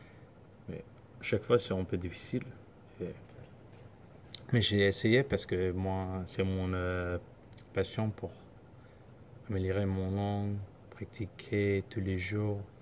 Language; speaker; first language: French; non-native, learner; Somali